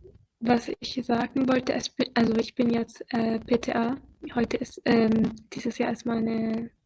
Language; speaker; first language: German; non-native, fluent; Arabic